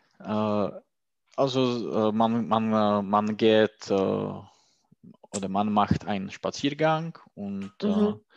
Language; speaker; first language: German; non-native, learner; Czech